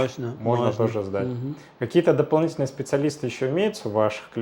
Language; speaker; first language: Russian; native; Russian